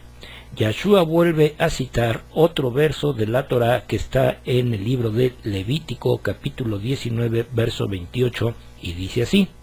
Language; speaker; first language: Spanish; native; Spanish